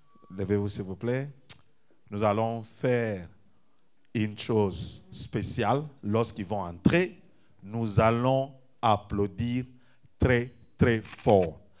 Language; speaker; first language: French; non-native, local second language; Lingala